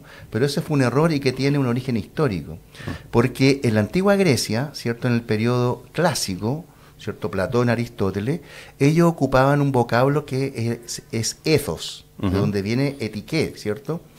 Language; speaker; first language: Spanish; native; Spanish